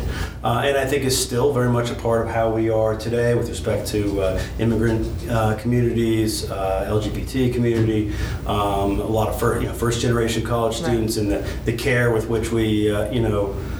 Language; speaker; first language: English; native; English